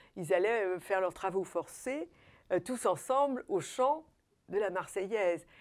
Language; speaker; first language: French; native; French